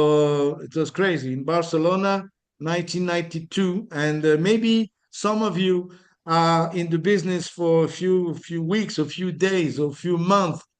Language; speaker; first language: English; non-native, fluent; French